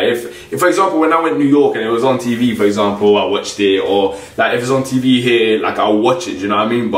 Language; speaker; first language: English; native; English